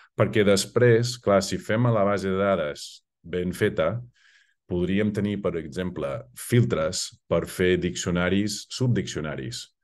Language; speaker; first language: Catalan; non-native, fluent; English